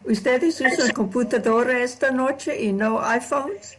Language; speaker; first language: Spanish; non-native, learner; English